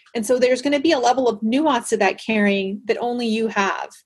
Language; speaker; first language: English; early bilingual, other home language; Spanish